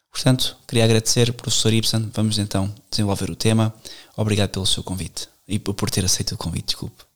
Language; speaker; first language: Portuguese; native; Portuguese